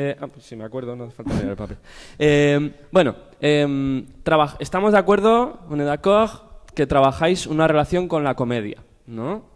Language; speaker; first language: Spanish; native; Spanish